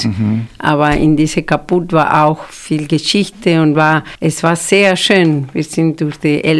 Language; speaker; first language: German; non-native, fluent; Spanish